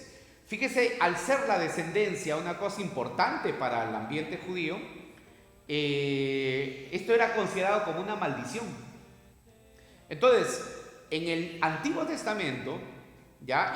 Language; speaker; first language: Spanish; native; Spanish